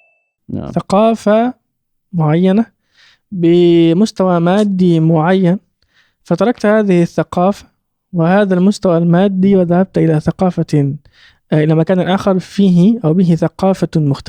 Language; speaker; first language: Arabic; native; Arabic